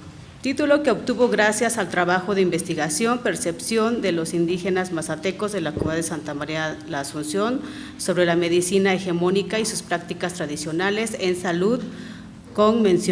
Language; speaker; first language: Spanish; non-native, local second language; Mixtepec Mixtec